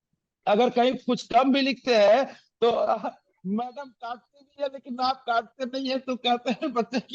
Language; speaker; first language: Hindi; native; Hindi